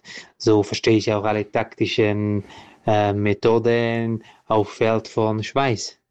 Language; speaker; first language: German; non-native, learner; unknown